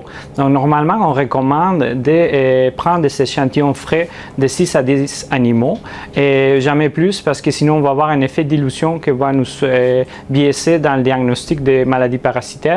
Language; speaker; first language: French; non-native, fluent; Spanish